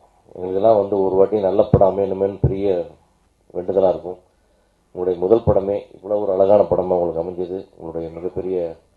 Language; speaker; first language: Tamil; native; Tamil